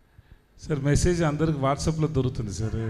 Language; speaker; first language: Telugu; non-native, learner; Tamil